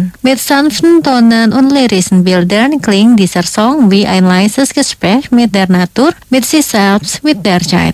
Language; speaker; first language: German; non-native, fluent; Indonesian